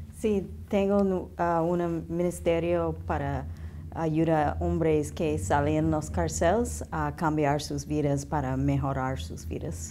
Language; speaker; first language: Spanish; non-native, learner; English